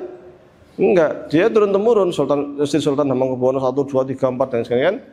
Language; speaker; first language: Indonesian; native; Indonesian